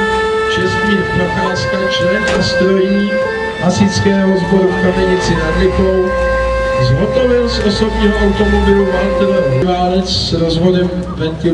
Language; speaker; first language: Czech; native; Czech